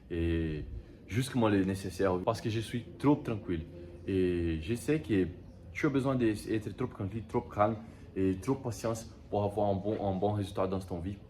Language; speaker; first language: French; non-native, learner; Portuguese